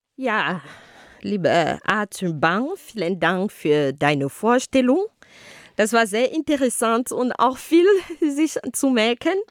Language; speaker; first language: German; non-native, fluent; Rundi